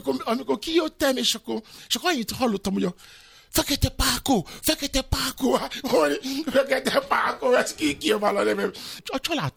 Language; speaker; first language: Hungarian; non-native, fluent; Yoruba